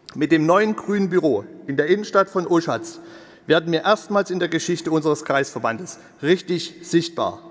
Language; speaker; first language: German; native; German